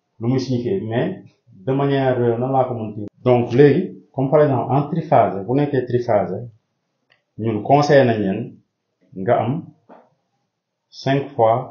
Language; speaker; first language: Wolof; native; Wolof